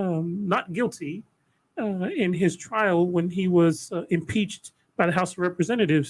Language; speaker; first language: English; native; English